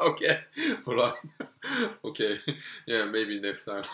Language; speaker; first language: English; non-native, fluent; Korean